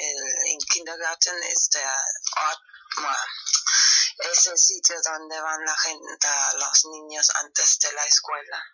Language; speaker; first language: Spanish; non-native, fluent; German